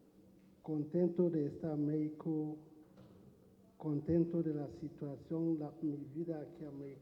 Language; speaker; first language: Spanish; non-native, learner; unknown